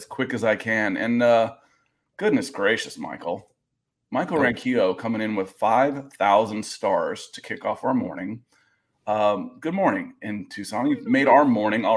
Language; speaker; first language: English; native; English